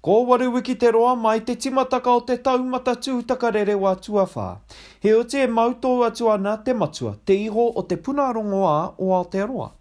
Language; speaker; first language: Māori; non-native, local second language; English